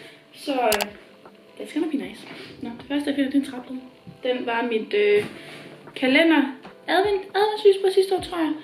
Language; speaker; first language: Danish; native; Danish